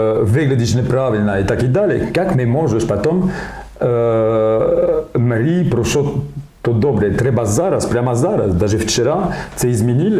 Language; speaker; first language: Ukrainian; non-native, learner; French